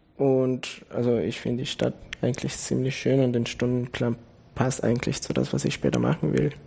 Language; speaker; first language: German; non-native, fluent; Spanish